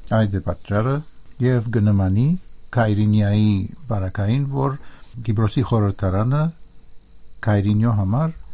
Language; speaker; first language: Armenian; native; Armenian